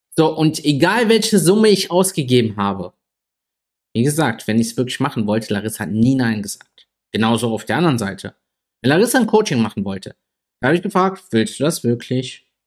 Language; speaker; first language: German; native; German